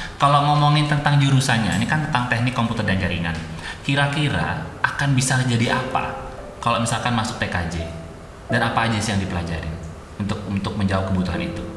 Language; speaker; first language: Indonesian; non-native, local second language; Madurese